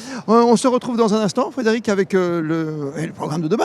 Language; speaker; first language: French; native; French